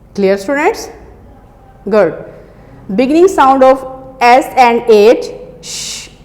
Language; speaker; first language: English; non-native, local second language; Urdu